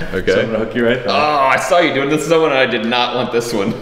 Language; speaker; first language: English; native; English